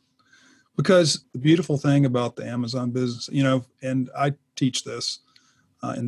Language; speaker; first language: English; native; English